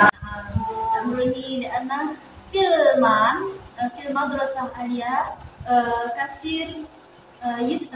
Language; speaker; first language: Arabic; non-native, learner; Indonesian